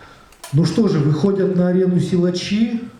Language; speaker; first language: Russian; native; Russian